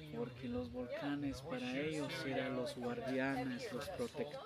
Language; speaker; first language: Spanish; non-native, local second language; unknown